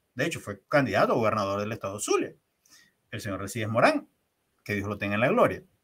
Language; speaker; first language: Spanish; native; Spanish